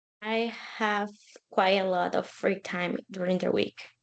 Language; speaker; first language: English; non-native, learner; Spanish